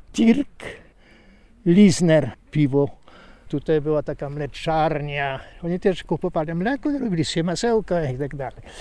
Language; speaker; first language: Polish; native; Polish